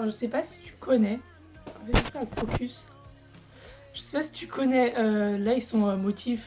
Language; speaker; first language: French; native; French